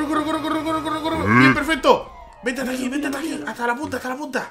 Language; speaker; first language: Spanish; native; Spanish